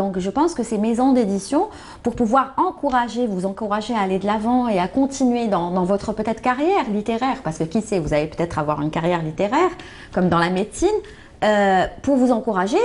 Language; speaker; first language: French; non-native, local second language; Arabic